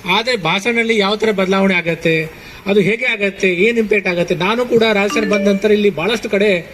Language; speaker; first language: Kannada; non-native, fluent; Hindi